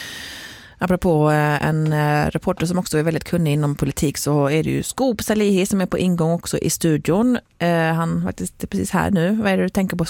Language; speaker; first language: Swedish; native; Swedish